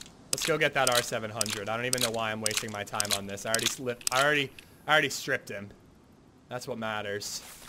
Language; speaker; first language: English; native; English